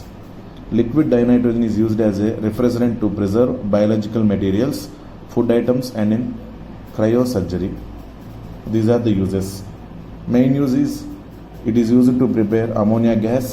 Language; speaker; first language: English; non-native, local second language; Telugu